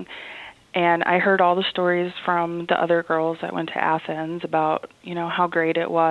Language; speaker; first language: English; native; English